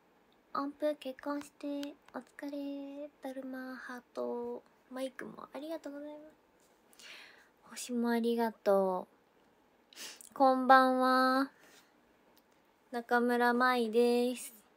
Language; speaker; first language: Japanese; native; Japanese